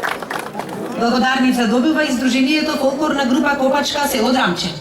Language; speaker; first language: Macedonian; native; Macedonian